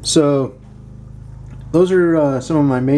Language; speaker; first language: English; native; English